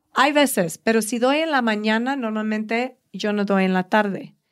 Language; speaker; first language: Spanish; early bilingual, heritage; Spanish